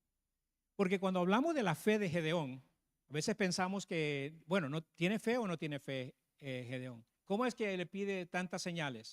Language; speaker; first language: Spanish; native; Spanish